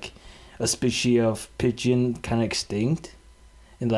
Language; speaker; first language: English; non-native, fluent; Vietnamese